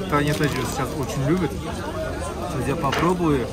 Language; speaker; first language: Russian; non-native, learner; Turkish